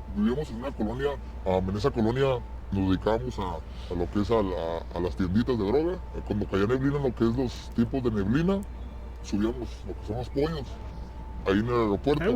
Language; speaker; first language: Spanish; native; Spanish